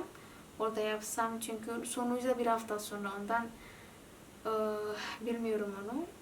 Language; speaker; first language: Turkish; non-native, learner; Indonesian